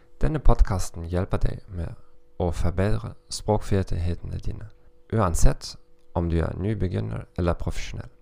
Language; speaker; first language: Norwegian; non-native, learner; German